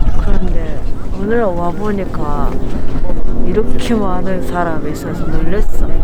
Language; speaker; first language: Korean; non-native, fluent; Japanese